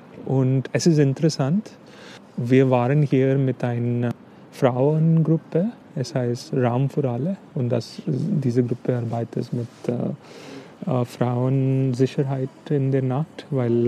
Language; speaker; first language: German; non-native, fluent; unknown